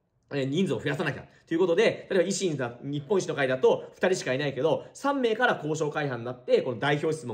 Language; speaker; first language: Japanese; native; Japanese